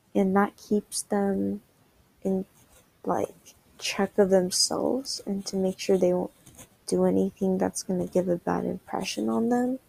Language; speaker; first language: English; native; English